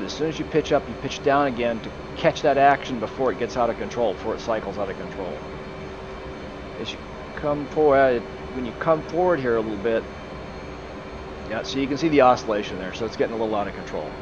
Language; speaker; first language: English; native; English